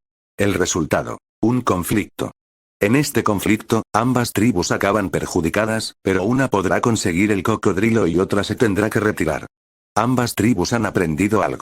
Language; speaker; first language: Spanish; native; Spanish